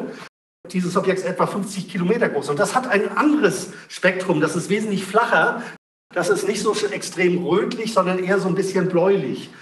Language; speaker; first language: German; native; German